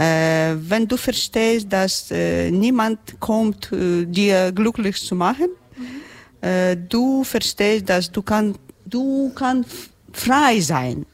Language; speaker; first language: German; non-native, learner; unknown